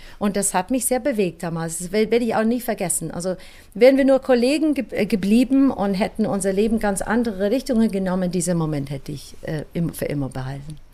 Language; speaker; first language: German; non-native, fluent; English